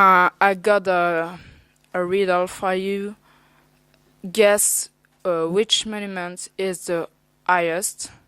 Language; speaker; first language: English; non-native, learner; French